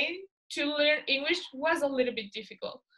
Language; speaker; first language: English; non-native, fluent; Spanish